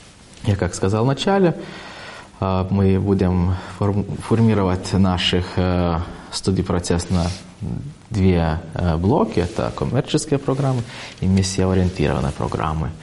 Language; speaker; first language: Russian; non-native, fluent; Lithuanian